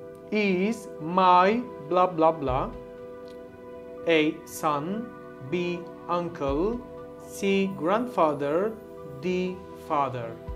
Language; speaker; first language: English; non-native, fluent; Turkish